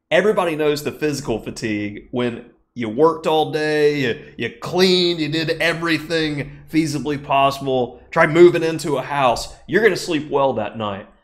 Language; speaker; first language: English; native; English